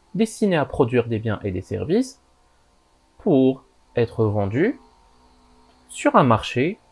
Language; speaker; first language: French; non-native, local second language; Arabic